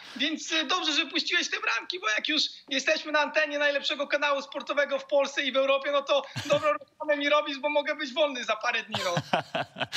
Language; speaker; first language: Polish; native; Polish